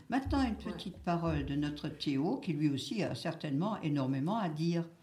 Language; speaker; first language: French; native; French